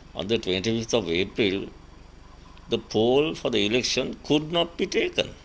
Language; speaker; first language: English; non-native, local second language; Sinhala